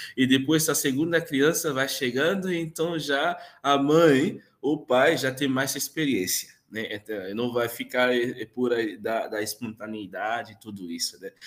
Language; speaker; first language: Portuguese; non-native, fluent; Haitian Creole